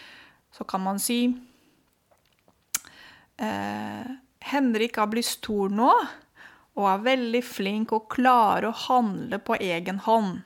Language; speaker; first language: Norwegian; non-native, fluent; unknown